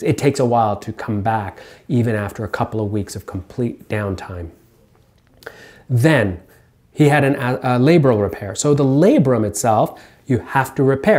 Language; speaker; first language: English; native; English